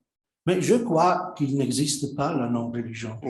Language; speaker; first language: French; non-native, fluent; Italian